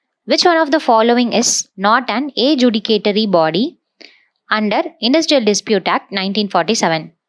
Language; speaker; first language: English; non-native, local second language; Tamil